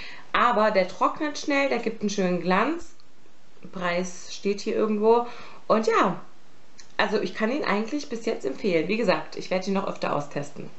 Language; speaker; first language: German; native; German